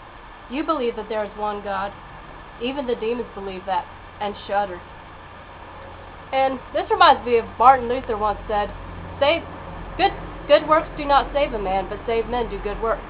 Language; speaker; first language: English; native; English